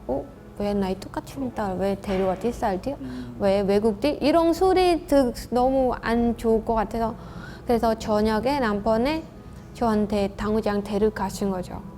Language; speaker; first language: Korean; non-native, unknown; Khmer